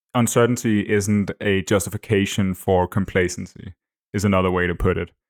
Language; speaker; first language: English; non-native, fluent; Danish